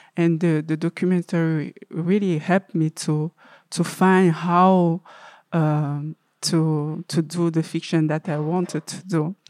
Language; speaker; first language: English; non-native, learner; French